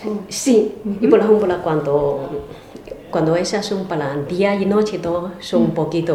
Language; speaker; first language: Spanish; non-native, learner; Chinese